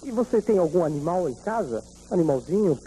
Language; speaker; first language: Portuguese; native; Portuguese